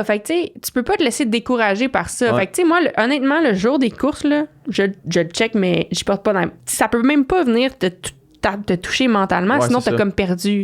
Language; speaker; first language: French; native; French